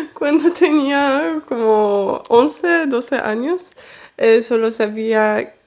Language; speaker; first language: Spanish; non-native, learner; Polish